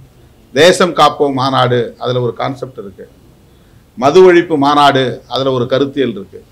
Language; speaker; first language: Tamil; native; Tamil